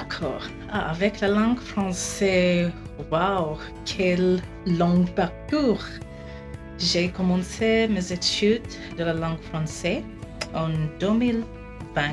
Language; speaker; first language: French; non-native, fluent; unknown